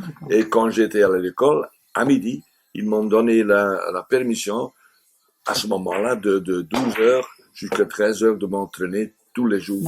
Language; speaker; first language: French; non-native, fluent; Dutch